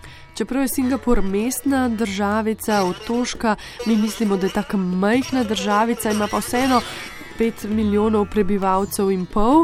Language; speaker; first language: Slovenian; native; Slovenian